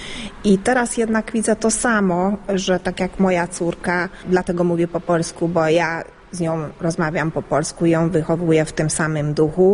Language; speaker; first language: Polish; early bilingual, heritage; Polish